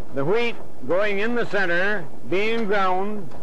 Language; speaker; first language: English; native; English